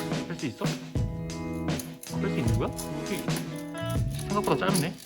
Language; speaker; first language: Korean; native; Korean